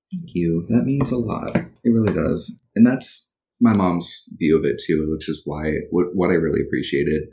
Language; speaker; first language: English; early bilingual, other home language; Spanish